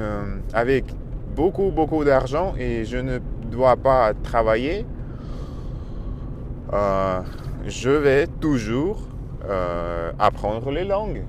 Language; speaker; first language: French; non-native, learner; Russian